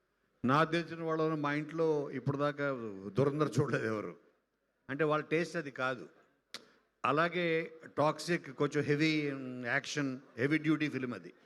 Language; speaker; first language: Telugu; native; Telugu